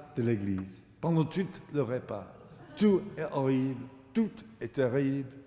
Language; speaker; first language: French; non-native, fluent; English